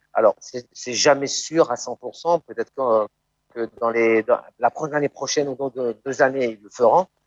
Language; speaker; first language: French; non-native, local second language; Arabic